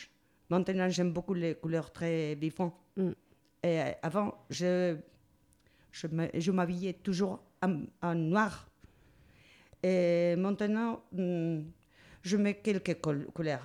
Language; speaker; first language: French; non-native, learner; Spanish